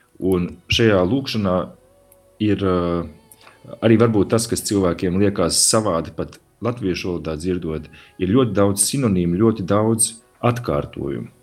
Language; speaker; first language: Latvian; native; Latvian